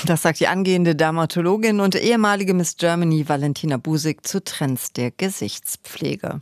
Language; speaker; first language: German; native; German